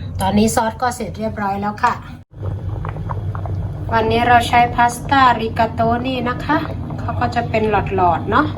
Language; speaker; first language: Thai; native; Thai